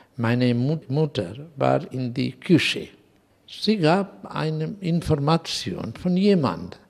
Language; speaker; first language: German; non-native, fluent; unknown